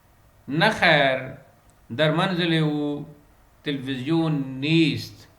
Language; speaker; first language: Persian; non-native, fluent; Urdu